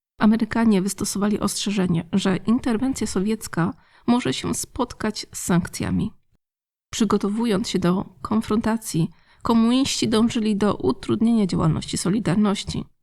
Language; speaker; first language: Polish; native; Polish